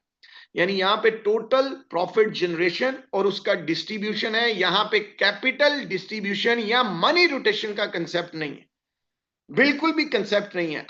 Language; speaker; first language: Hindi; native; Hindi